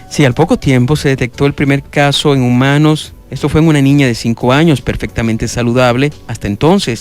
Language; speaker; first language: Spanish; native; Spanish